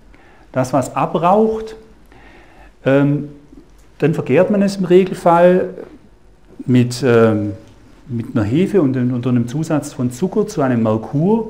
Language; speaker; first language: German; native; German